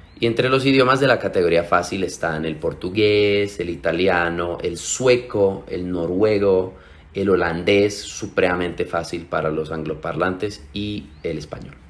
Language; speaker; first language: Spanish; native; Spanish